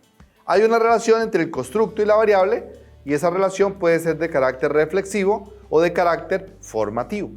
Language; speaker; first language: Spanish; native; Spanish